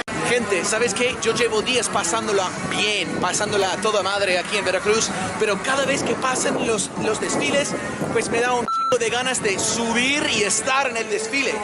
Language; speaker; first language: Spanish; non-native, fluent; English